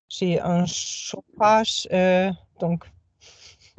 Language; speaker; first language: French; non-native, fluent; German